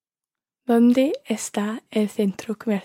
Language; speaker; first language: Spanish; non-native, learner; English